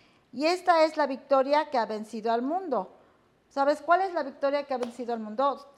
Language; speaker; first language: Spanish; native; Spanish